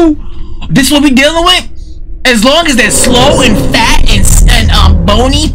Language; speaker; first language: English; native; English